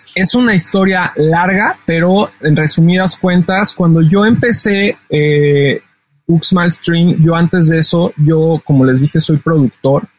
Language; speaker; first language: Spanish; native; Spanish